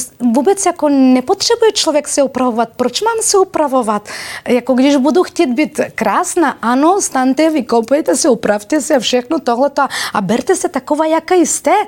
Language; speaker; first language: Czech; non-native, fluent; Bulgarian